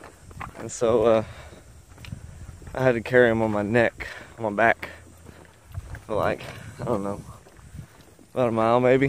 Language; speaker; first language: English; native; English